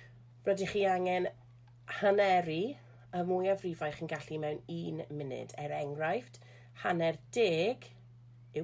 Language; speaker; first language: Welsh; non-native, local second language; English